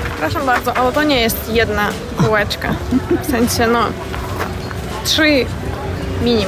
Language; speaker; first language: Polish; non-native, learner; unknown